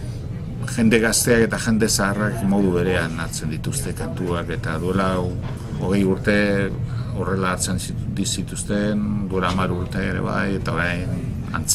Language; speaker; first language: Basque; non-native, local second language; Spanish